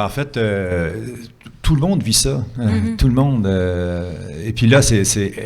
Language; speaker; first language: French; native; French